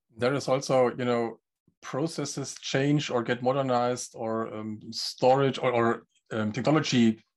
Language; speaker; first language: English; non-native, fluent; German